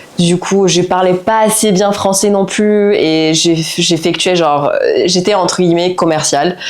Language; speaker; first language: French; non-native, fluent; Spanish